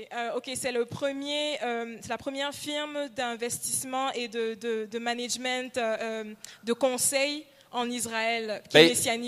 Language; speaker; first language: French; native; French